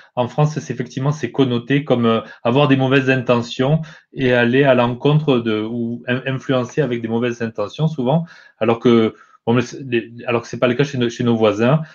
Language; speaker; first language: French; native; French